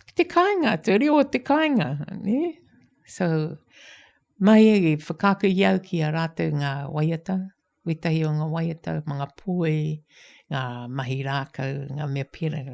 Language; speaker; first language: Māori; native; Māori